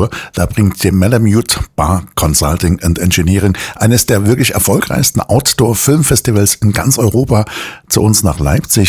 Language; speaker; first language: German; native; German